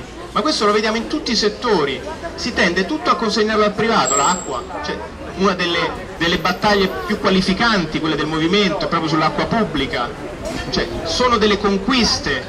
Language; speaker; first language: Italian; native; Italian